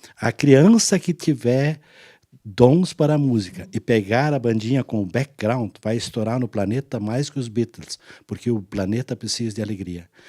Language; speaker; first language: Portuguese; non-native, local second language; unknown